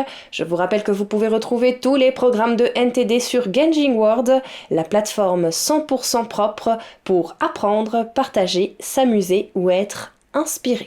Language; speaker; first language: French; native; French